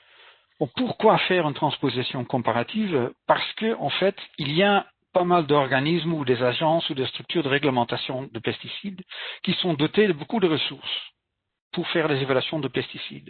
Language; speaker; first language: French; non-native, fluent; Dutch